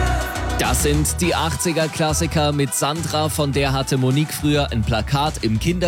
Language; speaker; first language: German; native; German